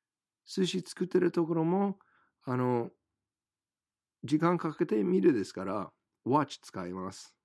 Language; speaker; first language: Japanese; non-native, fluent; English